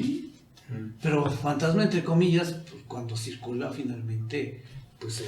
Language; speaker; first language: Spanish; native; Spanish